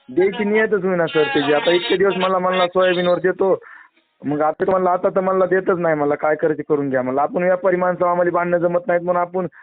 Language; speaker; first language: Marathi; native; Marathi